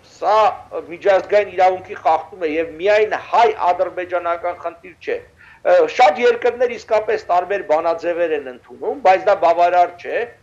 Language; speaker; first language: Armenian; native; Armenian